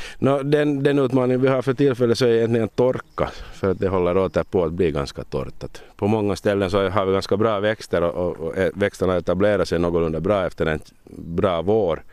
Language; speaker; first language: Swedish; native; Swedish